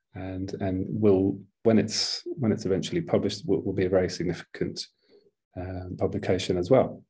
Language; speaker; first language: English; native; English